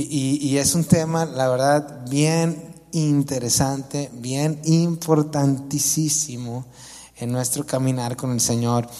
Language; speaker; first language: Spanish; native; Spanish